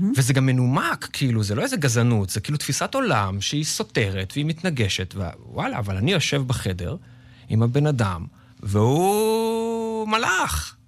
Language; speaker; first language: Hebrew; native; Hebrew